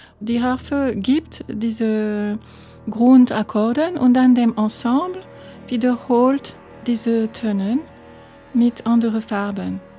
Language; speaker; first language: German; non-native, fluent; French